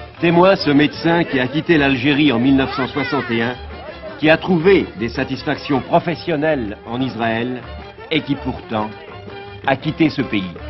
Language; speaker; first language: French; native; French